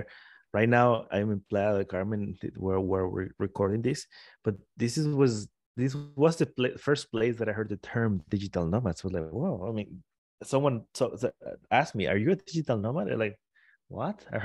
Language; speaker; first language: English; non-native, fluent; Spanish